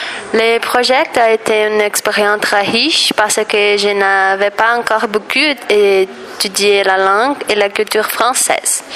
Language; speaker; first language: French; non-native, learner; Portuguese